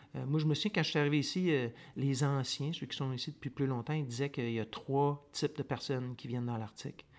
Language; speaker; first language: French; native; French